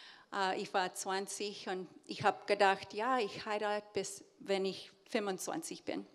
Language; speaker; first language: German; early bilingual, heritage; English